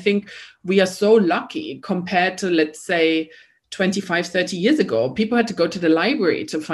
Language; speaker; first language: English; non-native, fluent; German